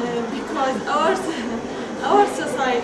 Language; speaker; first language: English; non-native, learner; Arabic